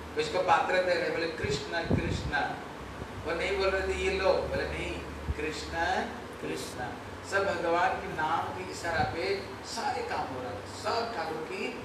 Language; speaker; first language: Hindi; non-native, local second language; Bangla